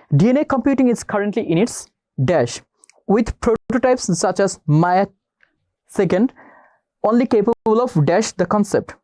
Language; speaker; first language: English; non-native, local second language; Bangla